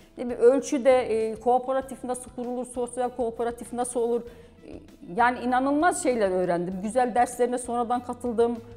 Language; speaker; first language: Turkish; native; Turkish